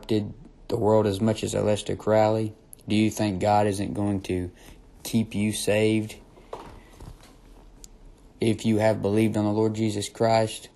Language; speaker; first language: English; native; English